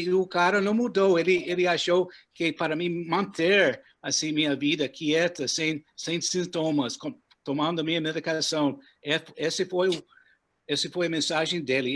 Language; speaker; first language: Portuguese; non-native, fluent; English